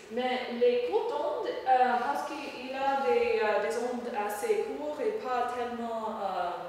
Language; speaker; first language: French; non-native, learner; English